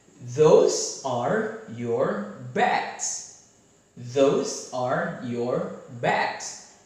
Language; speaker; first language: English; non-native, fluent; Indonesian